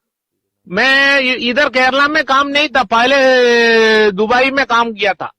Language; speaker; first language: Hindi; non-native, local second language; Malayalam